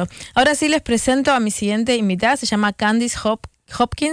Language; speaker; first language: Spanish; native; Spanish